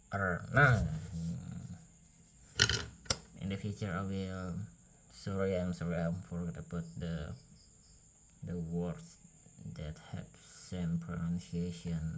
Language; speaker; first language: English; non-native, learner; Indonesian